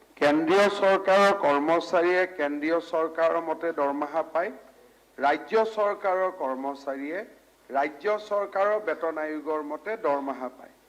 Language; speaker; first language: Assamese; native; Assamese